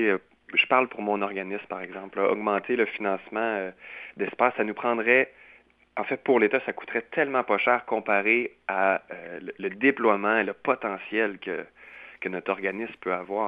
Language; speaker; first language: French; native; French